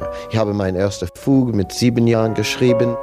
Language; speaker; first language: German; non-native, fluent; English